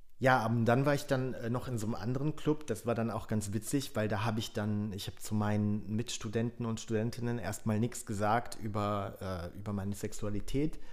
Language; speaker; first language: German; early bilingual, other home language; Polish